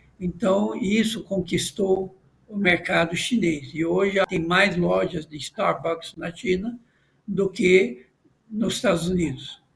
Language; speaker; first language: Portuguese; non-native, fluent; Chinese